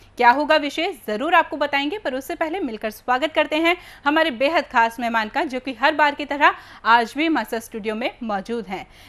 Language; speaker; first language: Hindi; native; Hindi